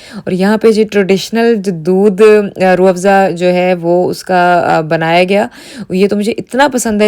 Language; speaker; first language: Urdu; native; Urdu